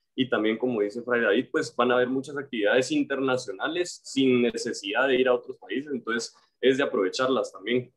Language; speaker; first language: Spanish; native; Spanish